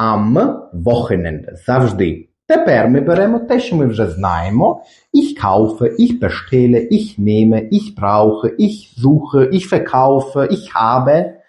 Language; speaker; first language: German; non-native, fluent; Ukrainian